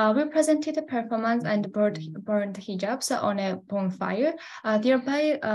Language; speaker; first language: English; non-native, learner; Georgian